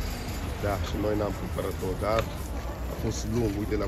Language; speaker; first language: Romanian; non-native, learner; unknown